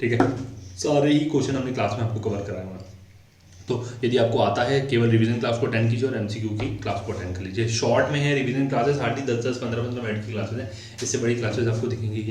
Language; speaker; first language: Hindi; native; Hindi